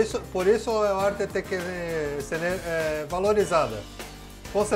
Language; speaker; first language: Spanish; non-native, learner; Portuguese